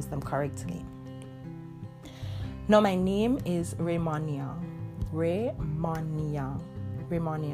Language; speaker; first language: English; non-native, local second language; Jamaican Creole English